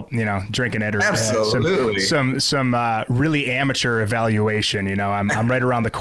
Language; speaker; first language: English; native; English